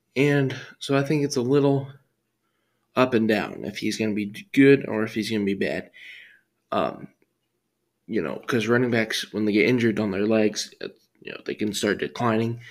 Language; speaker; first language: English; native; English